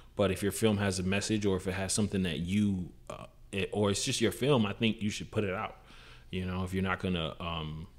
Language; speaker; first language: English; native; English